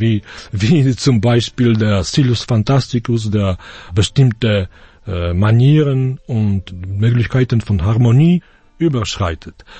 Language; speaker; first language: German; non-native, fluent; Polish